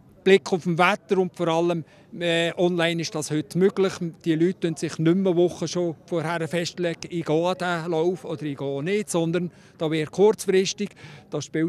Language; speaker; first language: German; native; German